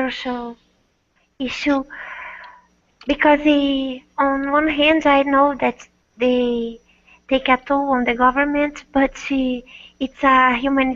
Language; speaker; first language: English; non-native, learner; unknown